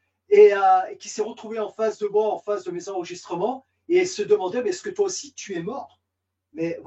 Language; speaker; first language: French; native; French